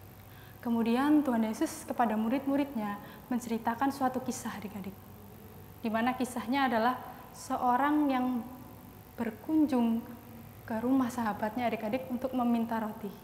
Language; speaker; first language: Indonesian; native; Indonesian